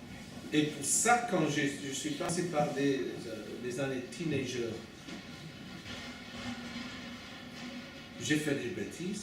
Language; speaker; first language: French; non-native, fluent; English